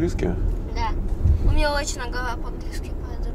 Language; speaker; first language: Russian; early bilingual, heritage; English